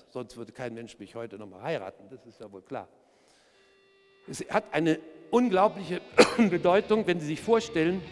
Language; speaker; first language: German; native; German